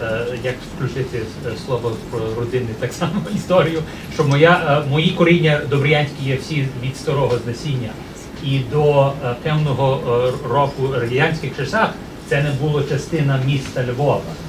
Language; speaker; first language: Ukrainian; early bilingual, heritage; Ukrainian